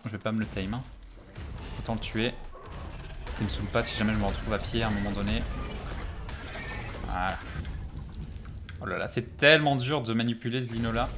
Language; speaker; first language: French; native; French